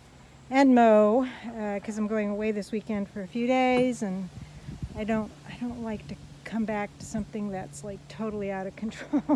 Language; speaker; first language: English; native; English